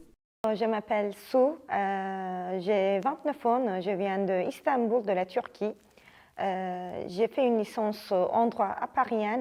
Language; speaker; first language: French; non-native, fluent; Turkish